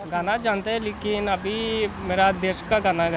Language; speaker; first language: Hindi; non-native, learner; Bangla